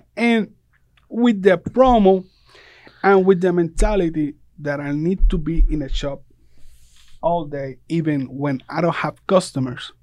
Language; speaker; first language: English; non-native, fluent; Spanish